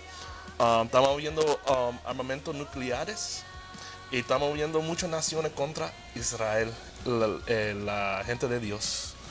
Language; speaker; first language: Spanish; early bilingual, heritage; Spanish